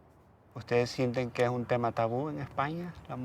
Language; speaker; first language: Spanish; non-native, fluent; Dutch